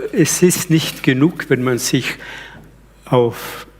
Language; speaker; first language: German; early bilingual, other home language; Slovenian